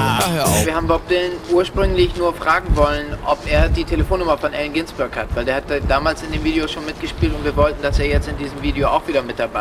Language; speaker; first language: German; native; German